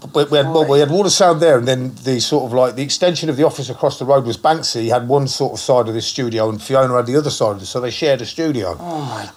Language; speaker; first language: English; native; English